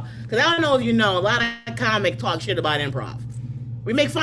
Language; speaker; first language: English; native; English